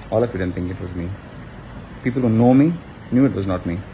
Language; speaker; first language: English; non-native, local second language; Tamil